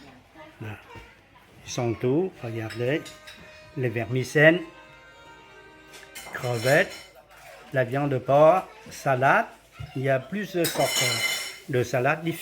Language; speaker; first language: French; non-native, fluent; Vietnamese